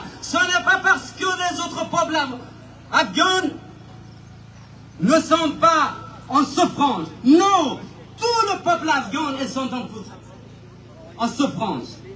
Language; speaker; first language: French; non-native, fluent; Persian